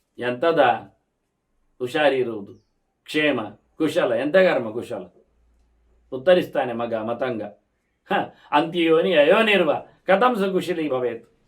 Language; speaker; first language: Kannada; native; Kannada